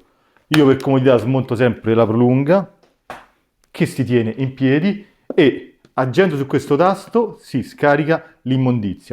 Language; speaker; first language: Italian; native; Italian